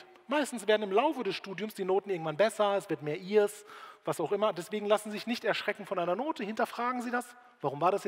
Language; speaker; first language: German; native; German